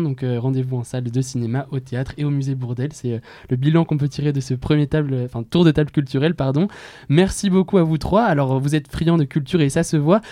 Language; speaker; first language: French; native; French